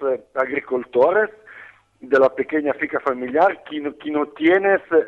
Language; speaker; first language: Spanish; non-native, learner; Italian